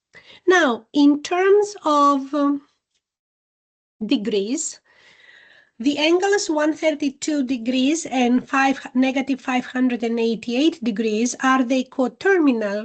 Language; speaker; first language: English; non-native, fluent; Greek